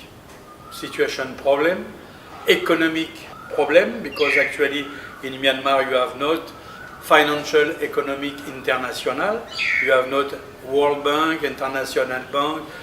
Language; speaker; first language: English; non-native, learner; French